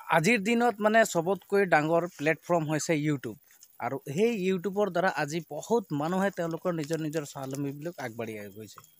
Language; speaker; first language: Assamese; non-native, local second language; Sadri